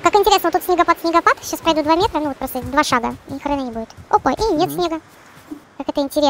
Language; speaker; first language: Russian; native; Russian